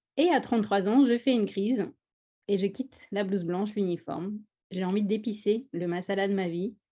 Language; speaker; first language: French; native; French